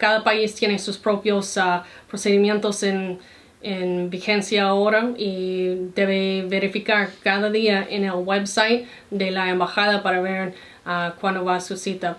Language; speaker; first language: Spanish; non-native, fluent; English